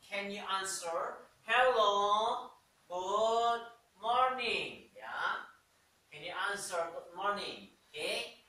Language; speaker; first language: English; non-native, learner; Indonesian